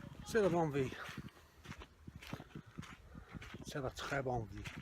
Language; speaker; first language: French; non-native, learner; English